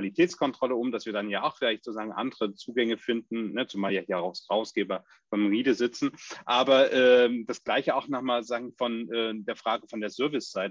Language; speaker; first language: German; native; German